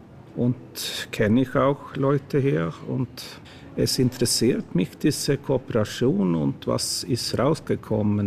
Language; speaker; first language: German; non-native, fluent; Swedish